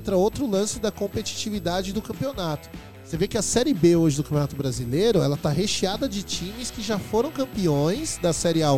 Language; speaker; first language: Portuguese; native; Portuguese